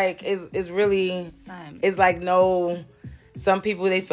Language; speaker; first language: English; early bilingual, other home language; Spanish